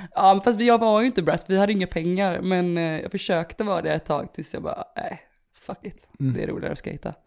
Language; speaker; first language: Swedish; early bilingual, other home language; Romanian